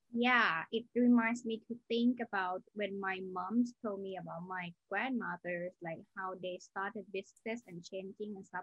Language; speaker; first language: English; non-native, learner; Thai